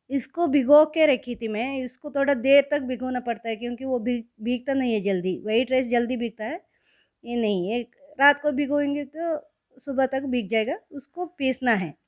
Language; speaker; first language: Hindi; non-native, local second language; Kannada